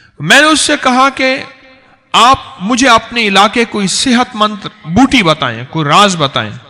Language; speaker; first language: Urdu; native; Urdu